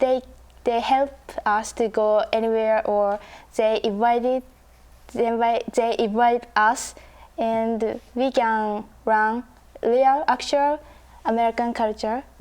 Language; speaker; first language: English; non-native, learner; Japanese